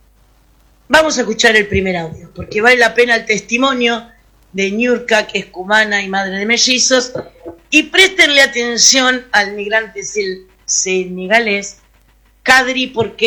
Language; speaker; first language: Spanish; native; Spanish